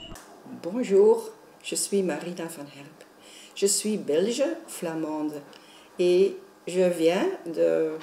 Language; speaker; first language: French; non-native, local second language; Dutch